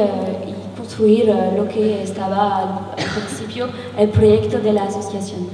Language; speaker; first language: Spanish; non-native, learner; French